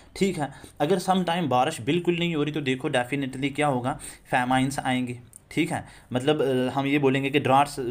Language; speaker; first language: Hindi; non-native, local second language; Kashmiri